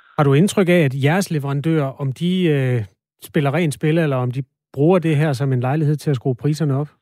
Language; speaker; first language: Danish; native; Danish